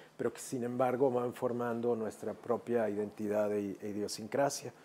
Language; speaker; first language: Spanish; native; Spanish